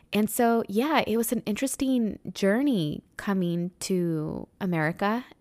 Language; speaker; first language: English; early bilingual, other home language; Spanish